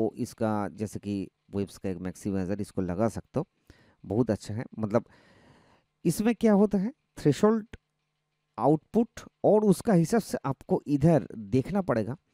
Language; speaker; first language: Hindi; non-native, local second language; Bangla